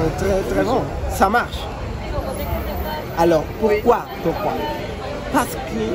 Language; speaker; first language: French; non-native, learner; Spanish